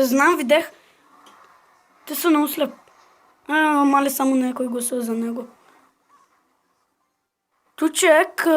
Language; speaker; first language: Bulgarian; native; Bulgarian